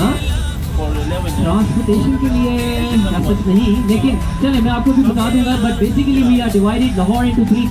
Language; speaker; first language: Hindi; native; Hindi